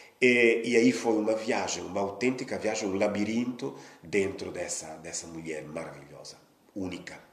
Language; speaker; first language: Portuguese; non-native, fluent; Italian